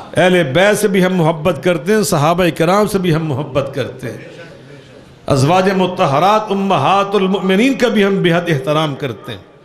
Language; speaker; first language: Urdu; non-native, local second language; Punjabi